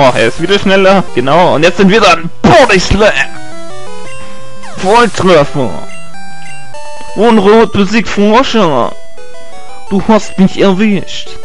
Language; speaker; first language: German; native; German